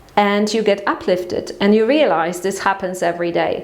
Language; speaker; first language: English; non-native, fluent; Polish